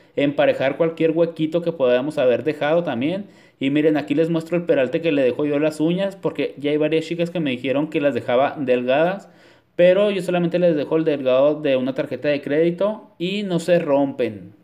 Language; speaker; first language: Spanish; native; Spanish